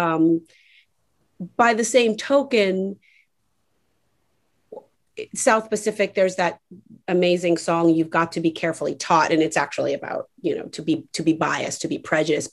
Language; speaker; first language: English; native; English